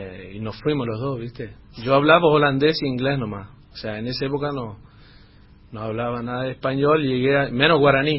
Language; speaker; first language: Spanish; non-native, fluent; Dutch